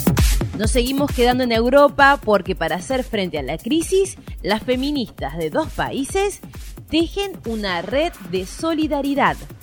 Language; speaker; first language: Spanish; native; Spanish